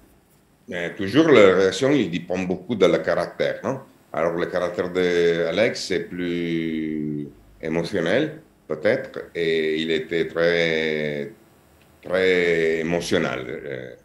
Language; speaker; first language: French; non-native, learner; Italian